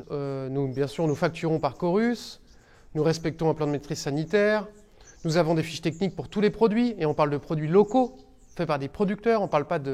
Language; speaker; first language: French; native; French